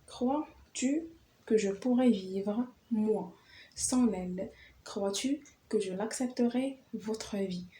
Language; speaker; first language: French; non-native, local second language; Arabic